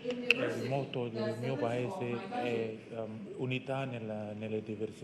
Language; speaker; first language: Italian; non-native, fluent; Indonesian